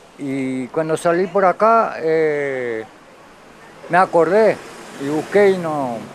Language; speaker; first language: Spanish; native; Spanish